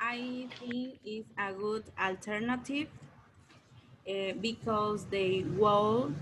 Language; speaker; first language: English; non-native, learner; Spanish